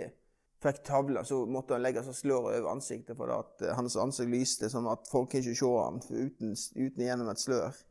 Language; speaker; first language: Norwegian; native; Norwegian